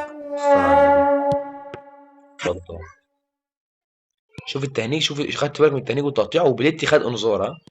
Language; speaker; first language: Arabic; native; Arabic